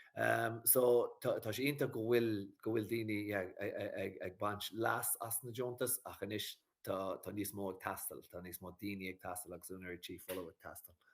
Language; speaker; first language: Irish; native; Irish